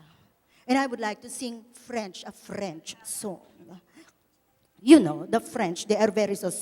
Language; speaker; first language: English; non-native, local second language; Filipino